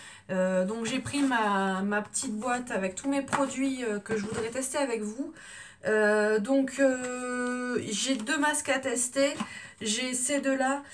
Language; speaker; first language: French; native; French